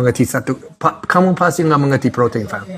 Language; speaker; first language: Indonesian; non-native, learner; English